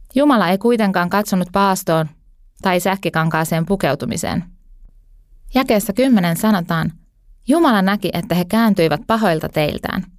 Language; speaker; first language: Finnish; native; Finnish